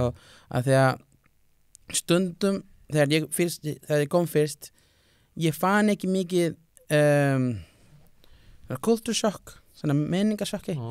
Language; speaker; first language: Icelandic; non-native, learner; Spanish